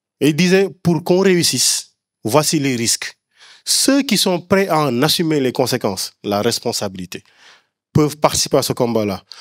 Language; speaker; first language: French; non-native, local second language; Wolof